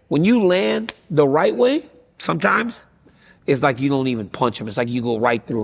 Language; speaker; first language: English; native; English